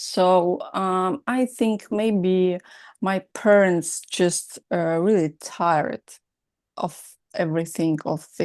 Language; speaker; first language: English; non-native, learner; Russian